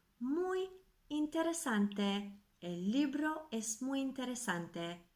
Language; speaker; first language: Spanish; non-native, fluent; Turkish